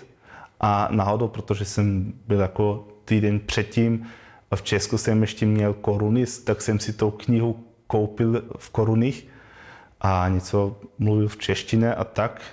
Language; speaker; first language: Czech; non-native, fluent; German